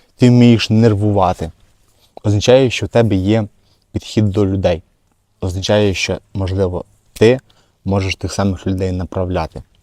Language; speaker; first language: Ukrainian; non-native, local second language; Russian